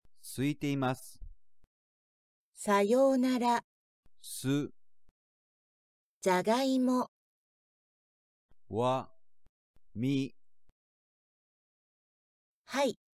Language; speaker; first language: Japanese; non-native, learner; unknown